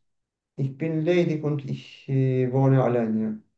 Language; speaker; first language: German; non-native, learner; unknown